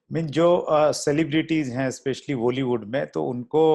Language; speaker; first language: Hindi; native; Hindi